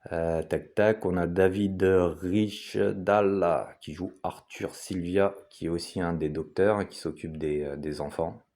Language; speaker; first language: French; native; French